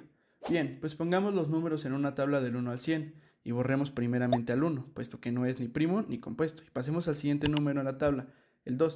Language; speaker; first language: Spanish; native; Spanish